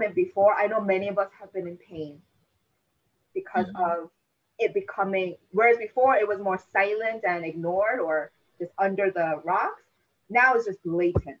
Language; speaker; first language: English; native; English